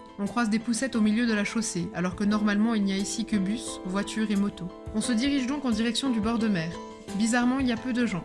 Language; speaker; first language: French; early bilingual, other home language; Hebrew